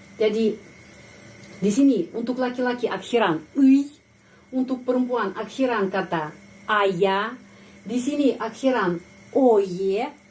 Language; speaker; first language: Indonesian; non-native, fluent; Russian